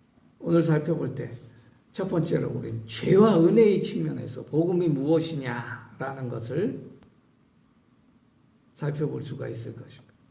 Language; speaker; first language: Korean; native; Korean